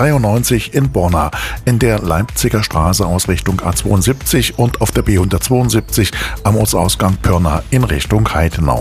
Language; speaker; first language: German; native; German